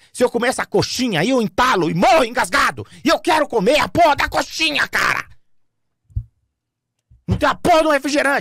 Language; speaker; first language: Portuguese; native; Portuguese